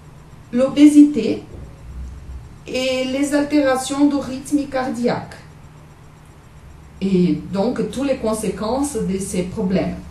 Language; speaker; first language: French; non-native, learner; Portuguese